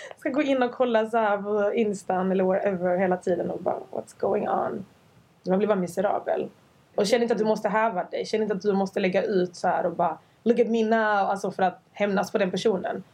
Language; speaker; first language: Swedish; early bilingual, other home language; Rundi